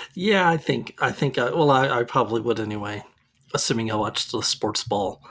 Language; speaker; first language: English; native; English